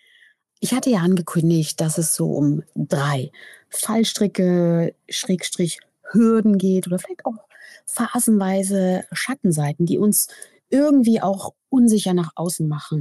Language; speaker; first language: German; native; German